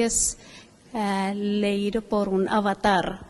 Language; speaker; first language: Spanish; non-native, fluent; Finnish